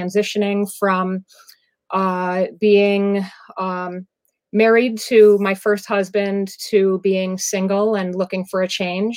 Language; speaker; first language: English; native; English